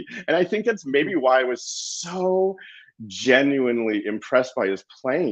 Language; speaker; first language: English; native; English